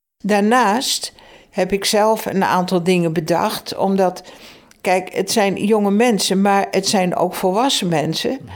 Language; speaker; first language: Dutch; native; Dutch